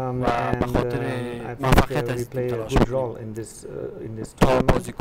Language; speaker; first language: English; non-native, fluent; German